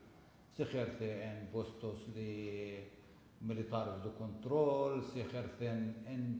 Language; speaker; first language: Spanish; non-native, fluent; Arabic